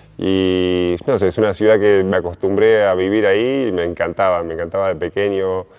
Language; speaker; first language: Spanish; native; Spanish